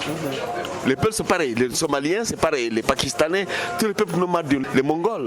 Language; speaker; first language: French; non-native, local second language; Fula